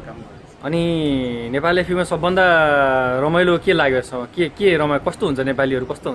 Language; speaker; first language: Nepali; native; Nepali